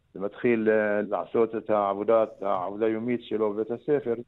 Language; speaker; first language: Hebrew; native; Hebrew